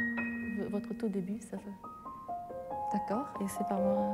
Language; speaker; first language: French; non-native, fluent; Japanese